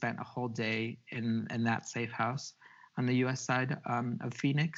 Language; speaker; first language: English; early bilingual, other home language; Spanish